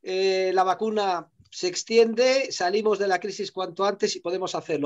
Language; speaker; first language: Spanish; native; Spanish